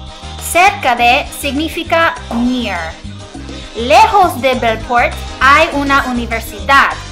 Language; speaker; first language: Spanish; non-native, learner; English